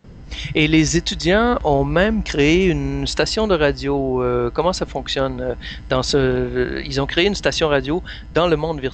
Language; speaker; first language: French; native; French